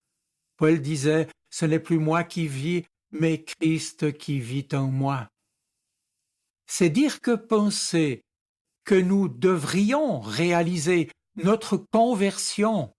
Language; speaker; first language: French; native; French